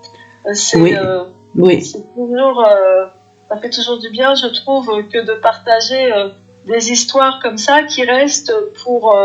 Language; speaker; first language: French; native; French